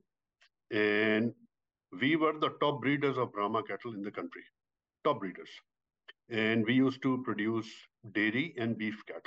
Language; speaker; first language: English; non-native, local second language; Urdu